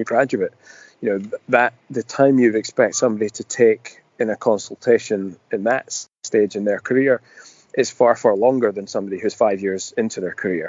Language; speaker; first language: English; native; English